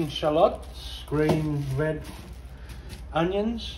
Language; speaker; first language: English; native; English